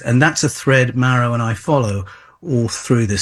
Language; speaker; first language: English; native; English